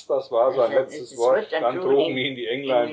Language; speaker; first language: German; native; German